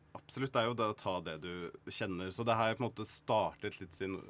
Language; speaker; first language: Norwegian; native; Norwegian